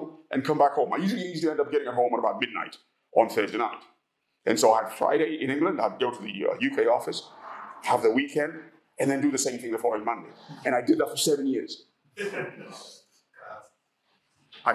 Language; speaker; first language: English; non-native, local second language; Ganda